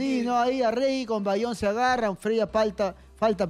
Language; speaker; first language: Spanish; native; Spanish